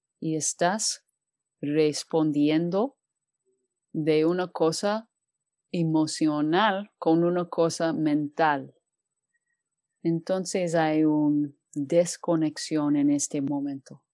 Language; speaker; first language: Spanish; non-native, fluent; English